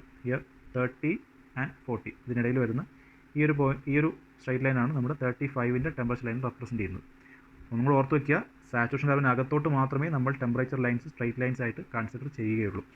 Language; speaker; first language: Malayalam; native; Malayalam